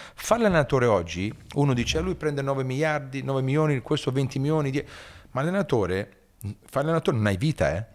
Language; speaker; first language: Italian; early bilingual, heritage; Italian